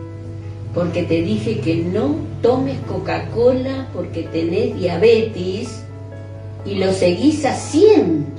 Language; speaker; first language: Spanish; native; Spanish